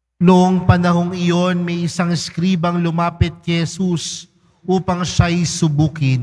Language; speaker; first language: Filipino; native; Filipino